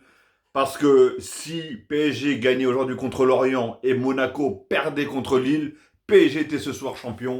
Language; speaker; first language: French; native; French